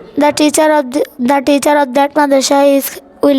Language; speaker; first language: English; non-native, learner; Bangla